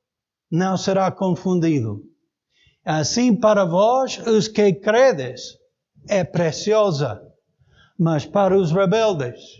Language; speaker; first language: Portuguese; native; Portuguese